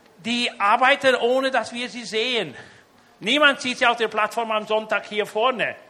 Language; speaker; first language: German; native; German